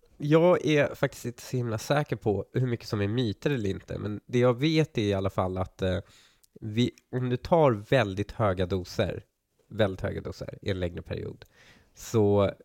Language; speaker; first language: Swedish; early bilingual, other home language; Persian